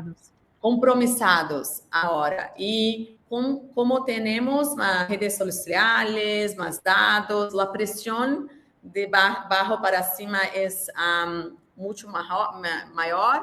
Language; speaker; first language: Spanish; non-native, learner; Portuguese